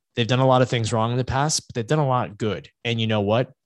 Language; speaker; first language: English; native; English